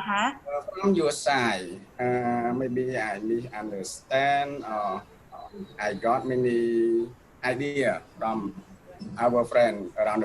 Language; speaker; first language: English; non-native, learner; Khmer